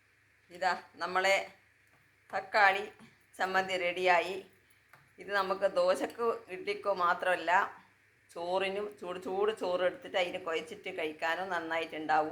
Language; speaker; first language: Malayalam; native; Malayalam